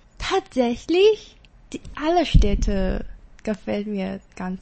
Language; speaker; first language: German; non-native, learner; Chinese